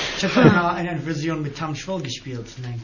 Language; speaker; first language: German; non-native, learner; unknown